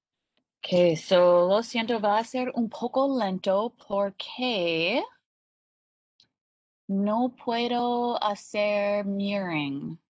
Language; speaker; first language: Spanish; non-native, learner; English